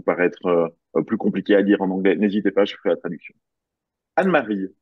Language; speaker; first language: French; native; French